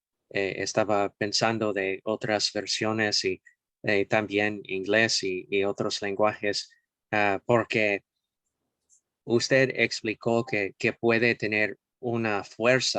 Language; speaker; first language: Spanish; non-native, fluent; English